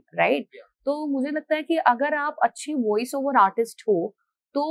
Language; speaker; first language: Hindi; non-native, local second language; Marathi